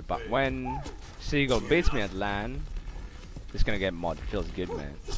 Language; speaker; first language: English; non-native, fluent; Finnish